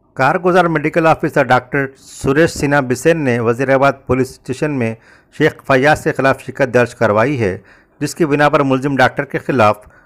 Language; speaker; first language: Urdu; native; Urdu